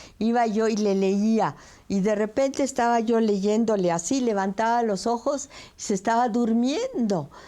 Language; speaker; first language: Spanish; early bilingual, other home language; French